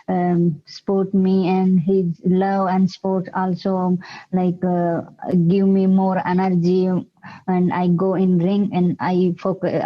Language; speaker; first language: English; non-native, learner; Hindi